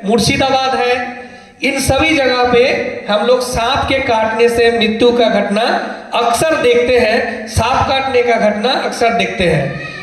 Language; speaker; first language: Hindi; non-native, local second language; Bangla